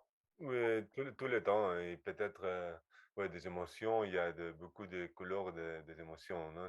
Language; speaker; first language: French; non-native, learner; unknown